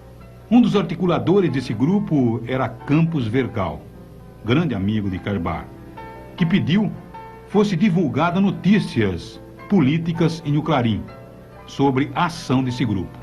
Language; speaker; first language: Portuguese; native; Portuguese